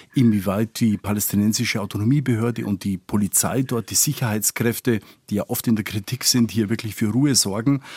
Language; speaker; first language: German; non-native, fluent; Spanish